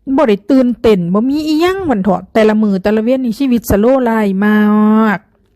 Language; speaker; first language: Thai; native; Thai